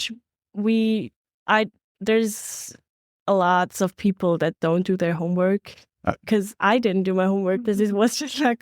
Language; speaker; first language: English; non-native, fluent; German